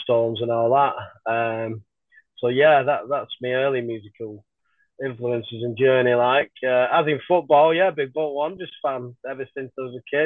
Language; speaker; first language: English; native; English